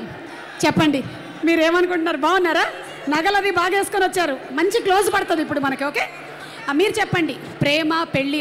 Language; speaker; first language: Telugu; native; Telugu